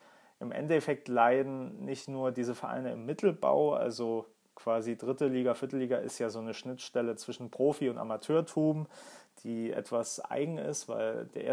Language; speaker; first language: German; native; German